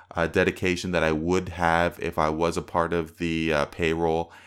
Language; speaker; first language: English; native; English